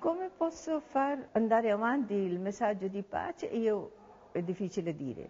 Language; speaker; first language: Italian; non-native, learner; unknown